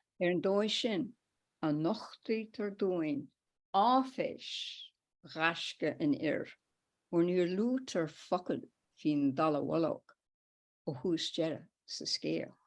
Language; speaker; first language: Irish; native; Irish